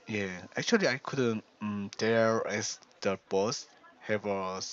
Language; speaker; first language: English; non-native, learner; Korean